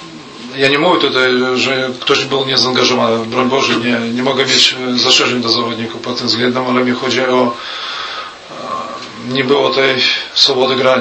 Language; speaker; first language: Polish; non-native, fluent; Russian